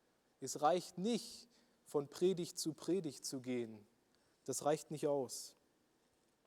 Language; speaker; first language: German; native; German